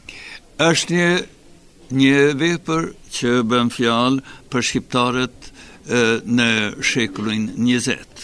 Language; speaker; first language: Albanian; non-native, fluent; Swedish